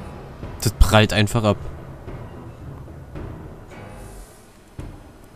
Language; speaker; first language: German; native; German